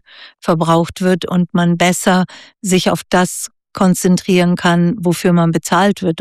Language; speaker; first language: German; native; German